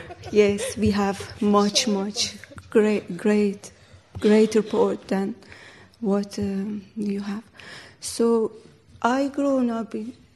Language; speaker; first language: English; non-native, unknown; Persian